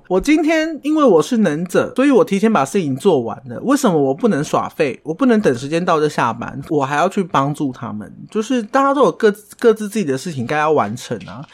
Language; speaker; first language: Chinese; non-native, local second language; Min Nan Chinese